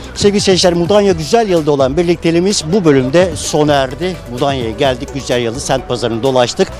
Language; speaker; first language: Turkish; native; Turkish